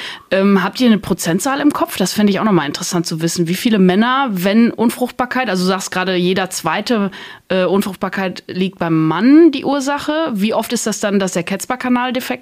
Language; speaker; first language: German; native; German